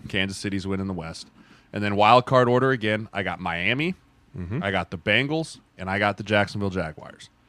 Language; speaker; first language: English; native; English